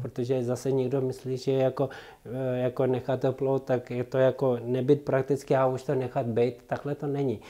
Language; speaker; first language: Czech; non-native, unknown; Tibetan